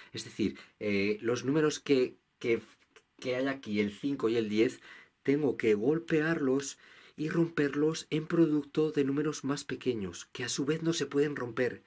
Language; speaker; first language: Spanish; native; Spanish